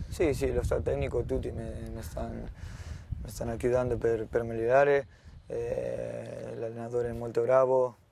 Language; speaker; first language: Italian; non-native, fluent; Spanish